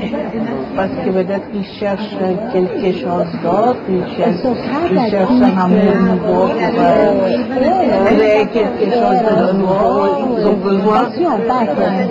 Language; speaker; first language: French; non-native, fluent; Greek